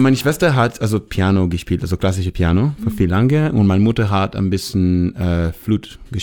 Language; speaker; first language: German; non-native, fluent; Hebrew